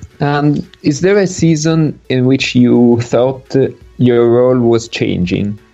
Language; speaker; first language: English; non-native, fluent; Italian